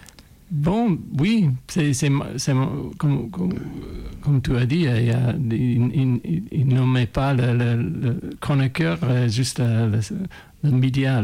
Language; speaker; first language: French; non-native, fluent; English